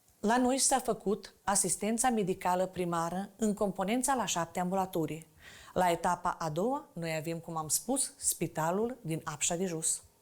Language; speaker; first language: Romanian; native; Romanian